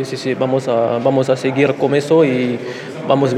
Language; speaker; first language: Spanish; non-native, learner; French